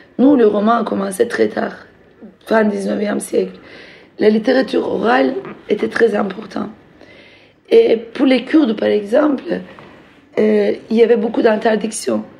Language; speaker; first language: French; non-native, fluent; Turkish